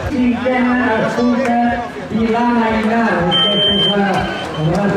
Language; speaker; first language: Catalan; native; Catalan